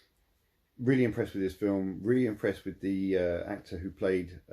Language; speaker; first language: English; native; English